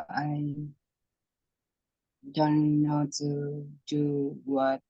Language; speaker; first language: English; non-native, learner; Indonesian